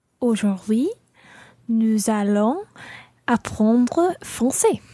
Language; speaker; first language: French; non-native, learner; English